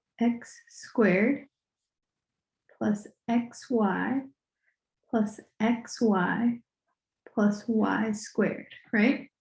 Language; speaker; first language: English; native; English